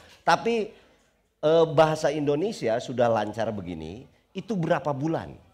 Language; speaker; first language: Indonesian; non-native, local second language; Sundanese